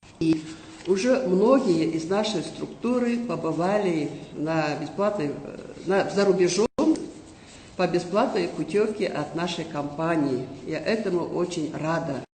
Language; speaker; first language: Russian; non-native, local second language; Kazakh